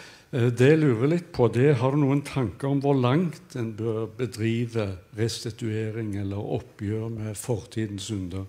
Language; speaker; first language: Norwegian; native; Norwegian